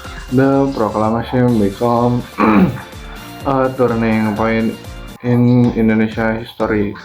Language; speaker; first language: English; non-native, fluent; Indonesian